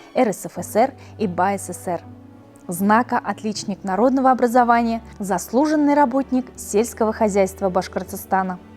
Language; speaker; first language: Russian; native; Russian